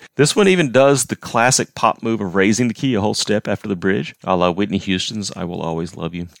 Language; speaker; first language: English; native; English